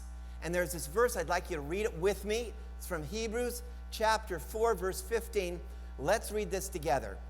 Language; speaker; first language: English; native; English